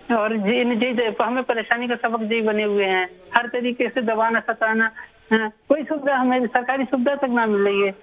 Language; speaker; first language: Hindi; native; Hindi